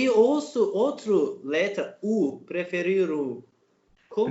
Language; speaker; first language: Portuguese; non-native, learner; Turkish